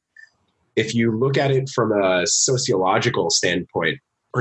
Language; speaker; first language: English; native; English